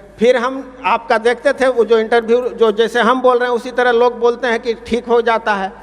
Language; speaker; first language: Hindi; native; Hindi